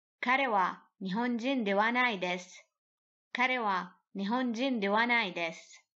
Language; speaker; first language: Japanese; non-native, learner; Arabic